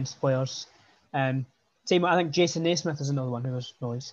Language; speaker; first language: English; native; English